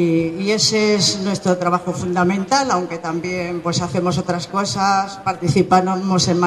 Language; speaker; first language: Spanish; native; Spanish